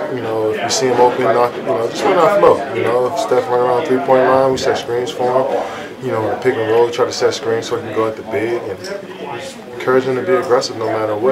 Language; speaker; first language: English; native; English